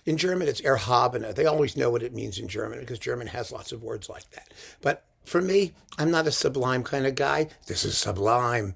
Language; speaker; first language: English; native; English